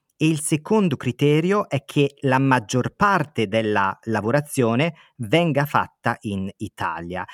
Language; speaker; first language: Italian; native; Italian